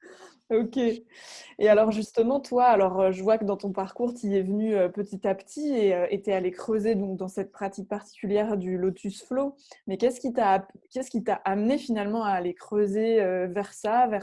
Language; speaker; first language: French; native; French